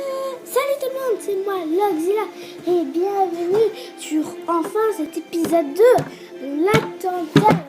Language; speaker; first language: French; native; French